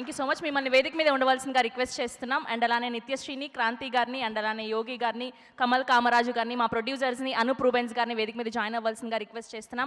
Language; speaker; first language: Telugu; native; Telugu